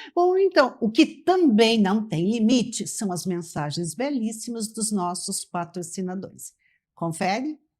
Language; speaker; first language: Portuguese; native; Portuguese